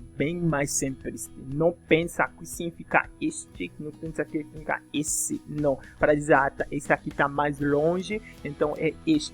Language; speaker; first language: Portuguese; non-native, fluent; French